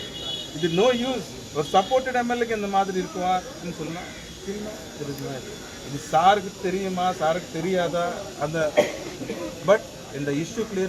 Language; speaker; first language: Tamil; non-native, local second language; Telugu